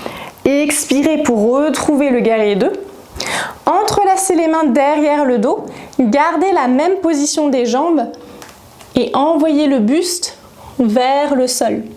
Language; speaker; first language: French; native; French